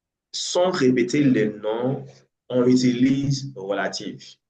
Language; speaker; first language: French; non-native, learner; English